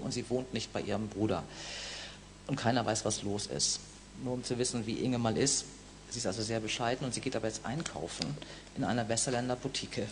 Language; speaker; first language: German; native; German